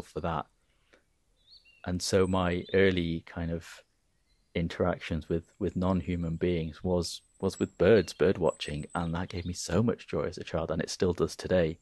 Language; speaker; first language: English; native; English